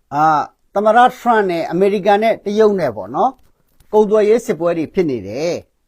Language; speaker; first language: Burmese; non-native, local second language; Kachin